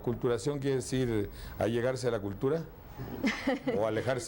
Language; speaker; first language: Spanish; native; Spanish